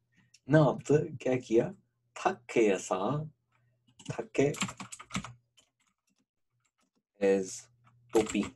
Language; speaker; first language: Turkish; non-native, fluent; Urdu